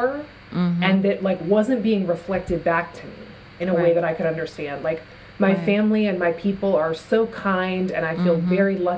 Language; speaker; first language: English; native; English